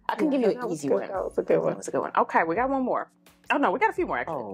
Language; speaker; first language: English; native; English